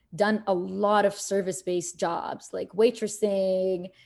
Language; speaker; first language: English; early bilingual, other home language; Arabic